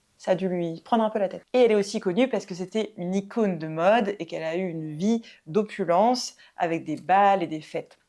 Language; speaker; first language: French; native; French